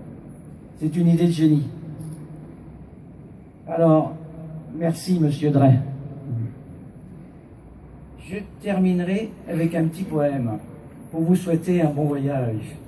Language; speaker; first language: French; native; French